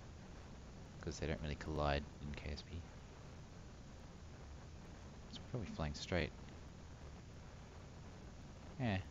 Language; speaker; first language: English; native; English